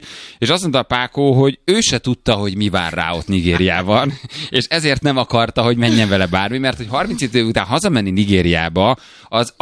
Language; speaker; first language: Hungarian; native; Hungarian